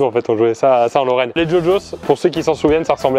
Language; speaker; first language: French; native; French